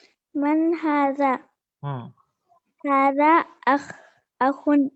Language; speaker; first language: Arabic; non-native, learner; Urdu